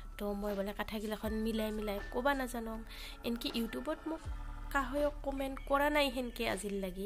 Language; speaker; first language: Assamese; non-native, local second language; Rangpuri